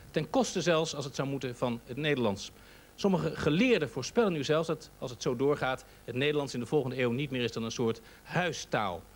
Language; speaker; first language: Dutch; native; Dutch